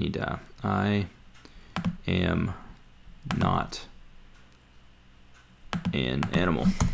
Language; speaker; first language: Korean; non-native, learner; English